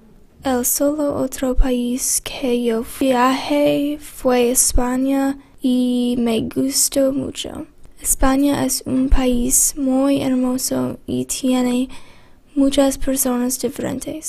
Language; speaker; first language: Spanish; non-native, learner; English